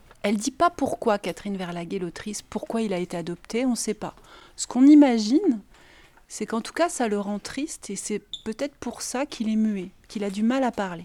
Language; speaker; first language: French; native; French